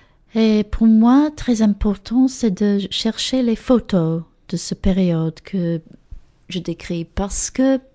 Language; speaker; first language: French; non-native, learner; English